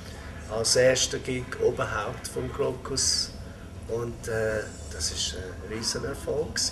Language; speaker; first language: German; non-native, fluent; Maltese